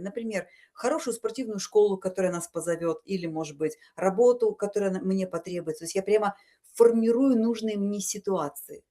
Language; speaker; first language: Russian; native; Russian